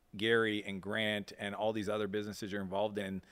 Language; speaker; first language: English; native; English